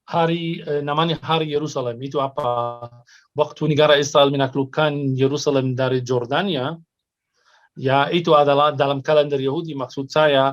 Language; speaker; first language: Indonesian; non-native, fluent; Arabic